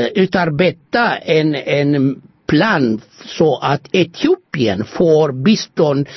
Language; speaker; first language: Swedish; non-native, fluent; Amharic